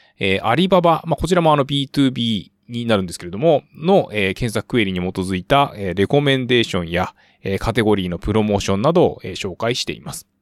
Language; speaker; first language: Japanese; native; Japanese